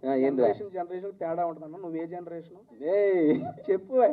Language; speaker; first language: Telugu; native; Telugu